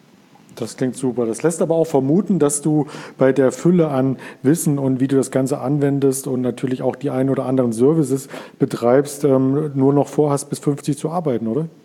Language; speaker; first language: German; native; German